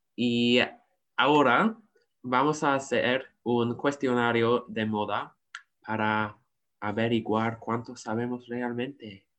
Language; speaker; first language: Spanish; non-native, learner; English